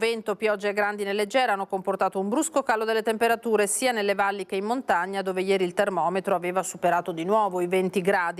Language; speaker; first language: Italian; native; Italian